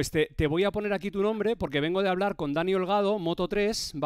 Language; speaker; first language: Spanish; native; Spanish